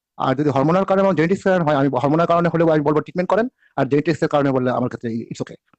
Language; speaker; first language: Bangla; native; Bangla